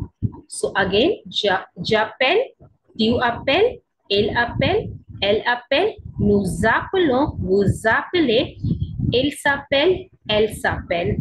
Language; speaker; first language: French; non-native, learner; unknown